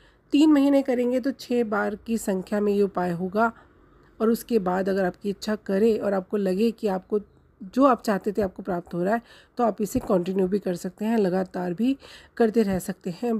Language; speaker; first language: Hindi; native; Hindi